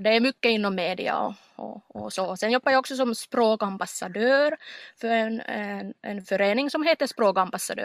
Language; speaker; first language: Swedish; non-native, local second language; Finnish